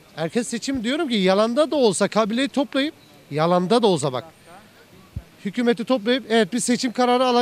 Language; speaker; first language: Turkish; native; Turkish